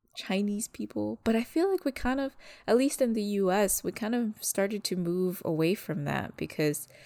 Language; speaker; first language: English; early bilingual, other home language; Malagasy